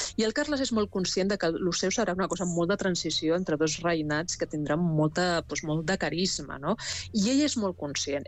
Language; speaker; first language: Catalan; non-native, local second language; Spanish